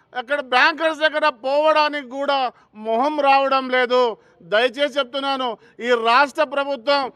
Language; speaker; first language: Telugu; non-native, local second language; Lambadi